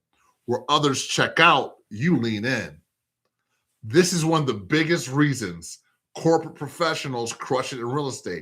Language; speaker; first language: English; native; English